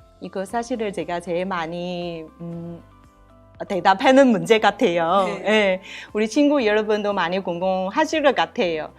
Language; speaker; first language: Korean; non-native, learner; Chinese